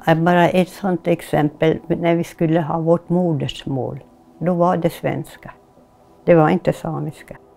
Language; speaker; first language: Swedish; non-native, local second language; Northern Sami